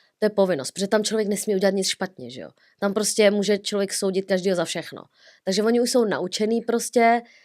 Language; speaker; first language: Czech; early bilingual, other home language; Vietnamese